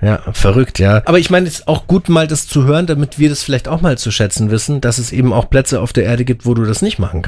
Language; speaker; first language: German; native; German